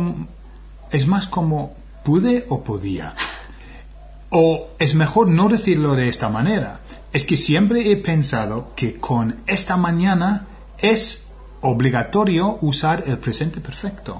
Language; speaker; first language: Spanish; non-native, fluent; English